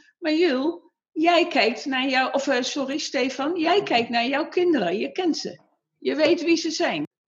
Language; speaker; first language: Dutch; native; Dutch